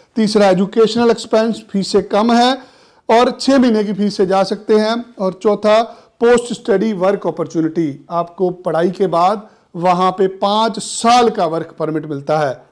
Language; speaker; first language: Hindi; non-native, local second language; Punjabi